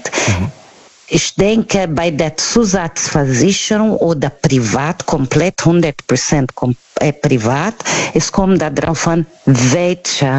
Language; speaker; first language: German; non-native, learner; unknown